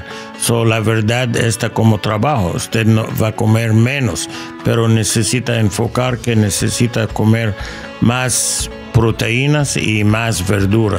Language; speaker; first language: Spanish; non-native, learner; English